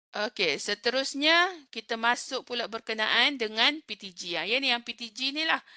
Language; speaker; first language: Malay; native; Malay